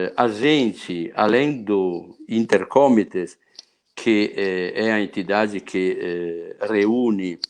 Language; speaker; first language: Portuguese; non-native, fluent; Italian